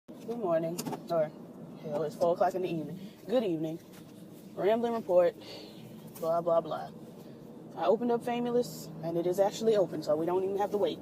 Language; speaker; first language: English; native; English